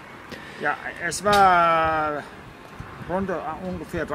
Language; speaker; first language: German; non-native, learner; Danish